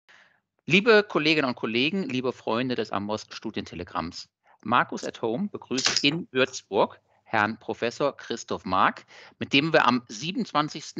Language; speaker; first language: German; native; German